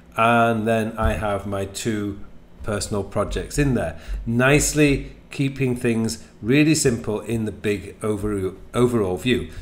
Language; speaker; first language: English; native; English